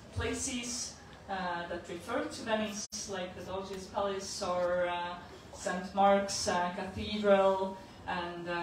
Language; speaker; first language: English; non-native, fluent; Estonian